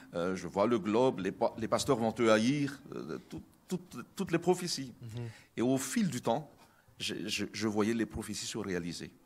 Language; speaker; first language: French; non-native, local second language; Malagasy